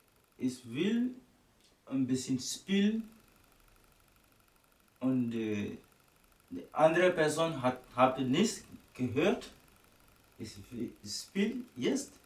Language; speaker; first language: German; non-native, learner; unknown